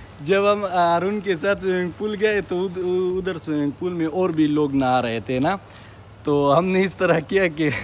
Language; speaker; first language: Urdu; non-native, local second language; Pashto